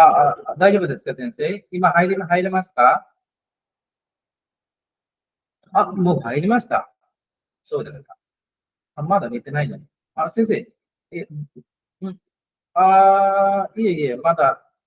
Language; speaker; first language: Japanese; non-native, fluent; Bangla